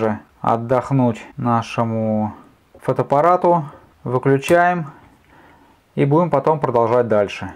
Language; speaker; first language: Russian; native; Russian